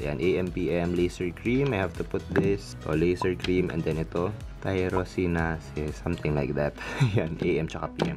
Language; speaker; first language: English; non-native, local second language; Filipino